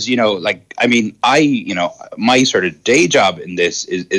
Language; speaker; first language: English; native; English